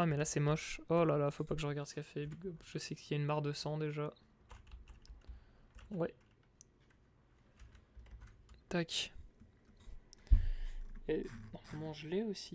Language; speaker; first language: French; native; French